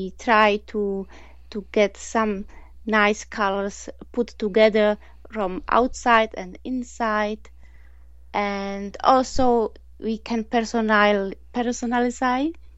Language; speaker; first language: English; non-native, learner; Czech